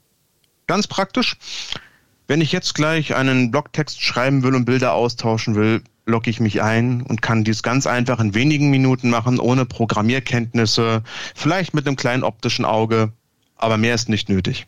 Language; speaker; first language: German; native; German